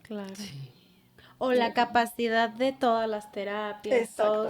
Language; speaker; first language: Spanish; native; Spanish